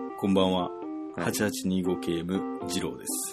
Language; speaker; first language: Japanese; native; Japanese